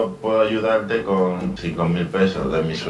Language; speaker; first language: Spanish; native; Spanish